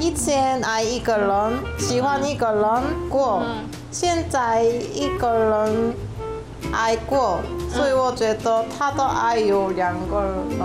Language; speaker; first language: Chinese; non-native, learner; Korean